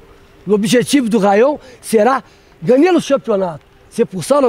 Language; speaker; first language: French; non-native, learner; Portuguese